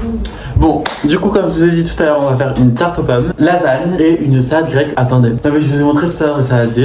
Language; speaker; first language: French; native; French